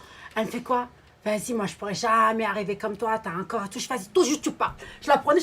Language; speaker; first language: French; native; French